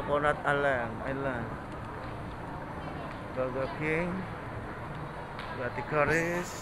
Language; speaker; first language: English; non-native, learner; Indonesian